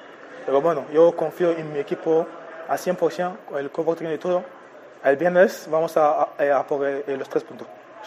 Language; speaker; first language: Spanish; non-native, fluent; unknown